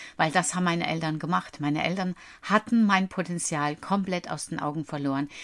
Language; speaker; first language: German; native; German